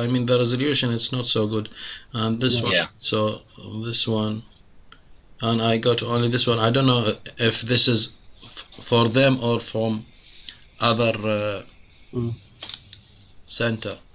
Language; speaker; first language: English; non-native, fluent; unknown